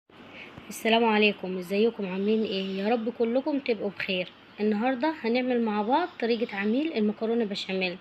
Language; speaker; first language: Arabic; native; Arabic